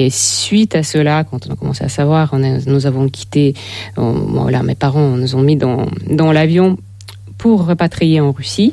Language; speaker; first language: French; non-native, fluent; Russian